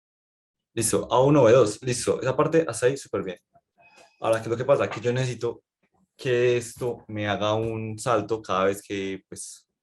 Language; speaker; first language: Spanish; native; Spanish